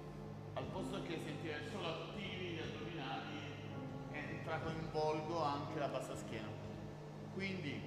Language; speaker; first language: Italian; native; Italian